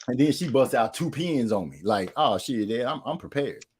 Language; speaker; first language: English; native; English